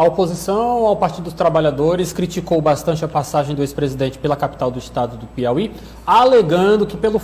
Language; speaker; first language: Portuguese; native; Portuguese